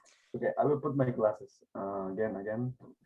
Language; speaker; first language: English; non-native, learner; Spanish